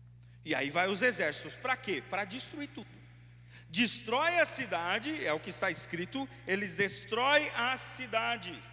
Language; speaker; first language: Portuguese; native; Portuguese